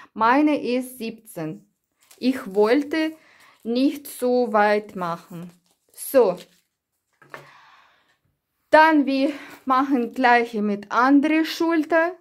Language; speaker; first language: German; non-native, learner; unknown